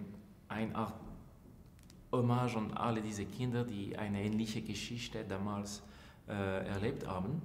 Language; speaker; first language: German; non-native, local second language; French